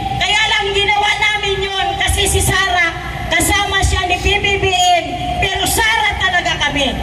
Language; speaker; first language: Filipino; non-native, local second language; Waray